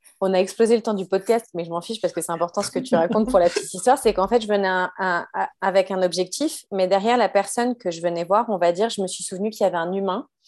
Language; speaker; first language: French; native; French